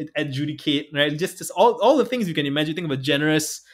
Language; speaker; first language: English; native; English